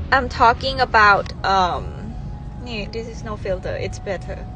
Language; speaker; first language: English; non-native, fluent; Thai